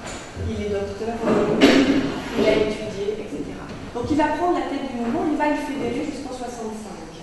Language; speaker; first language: French; native; French